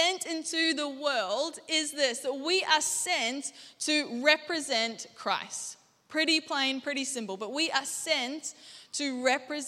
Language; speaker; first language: English; native; English